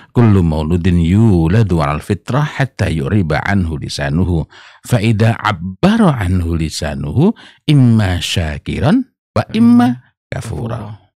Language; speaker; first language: Indonesian; non-native, local second language; Javanese